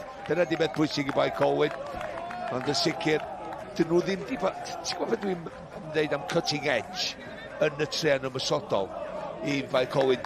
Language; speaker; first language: Welsh; native; Welsh